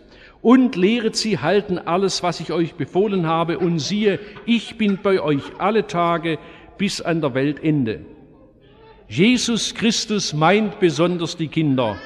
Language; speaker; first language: German; native; German